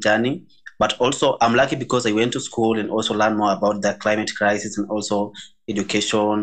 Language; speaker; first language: English; non-native, local second language; Masai